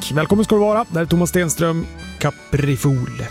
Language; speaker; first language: Swedish; native; Swedish